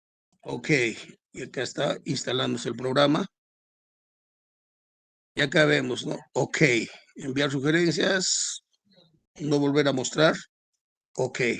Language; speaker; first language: Spanish; native; Spanish